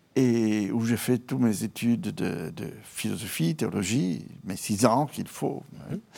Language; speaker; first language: French; non-native, fluent; Italian